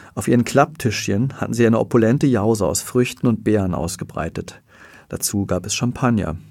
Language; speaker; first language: German; native; German